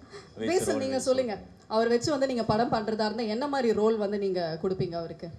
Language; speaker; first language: Tamil; native; Tamil